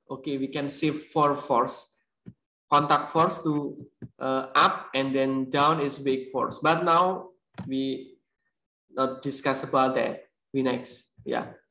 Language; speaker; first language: English; non-native, learner; Indonesian